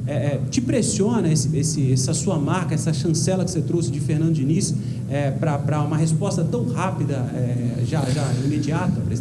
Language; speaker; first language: Portuguese; native; Portuguese